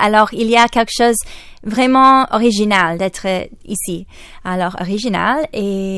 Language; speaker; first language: French; non-native, local second language; English